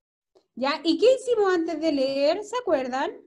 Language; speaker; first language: Spanish; native; Spanish